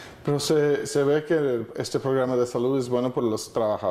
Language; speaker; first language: Spanish; non-native, fluent; English